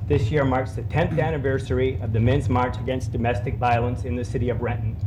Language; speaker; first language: English; native; English